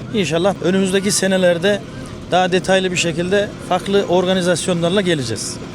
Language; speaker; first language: Turkish; native; Turkish